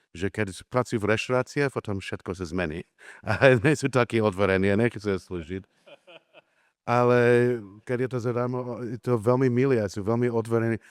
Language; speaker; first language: Slovak; non-native, learner; English